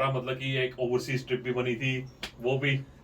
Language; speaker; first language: Hindi; native; Hindi